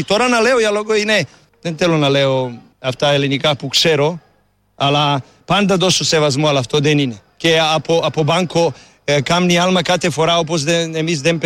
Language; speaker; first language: Greek; non-native, learner; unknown